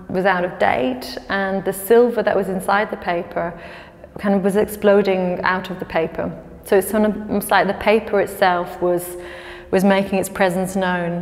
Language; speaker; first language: English; native; English